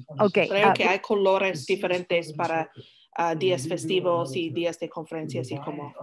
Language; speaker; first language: Spanish; non-native, learner; English